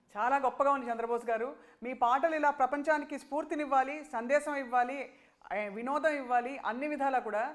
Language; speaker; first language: Telugu; native; Telugu